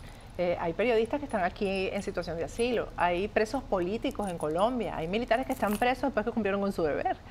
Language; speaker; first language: Spanish; native; Spanish